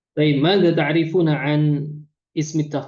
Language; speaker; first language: Arabic; non-native, fluent; Indonesian